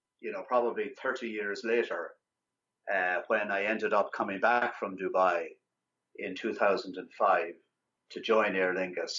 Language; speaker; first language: English; native; English